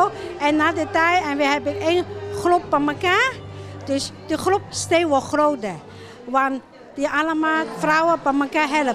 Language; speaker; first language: Dutch; non-native, learner; Cantonese